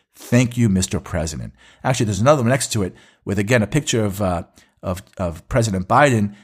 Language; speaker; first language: English; early bilingual, other home language; Hebrew